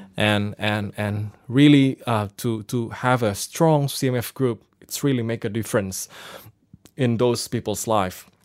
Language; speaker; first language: English; non-native, fluent; Indonesian